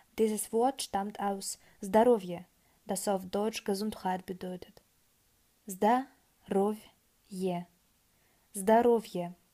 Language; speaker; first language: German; non-native, fluent; Russian